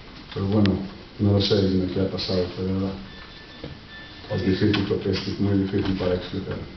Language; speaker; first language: Spanish; non-native, fluent; Greek